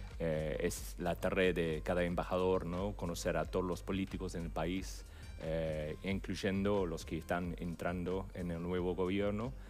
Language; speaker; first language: Spanish; non-native, fluent; English